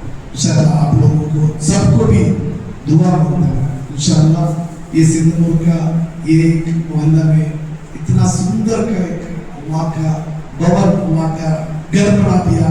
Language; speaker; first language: Hindi; non-native, local second language; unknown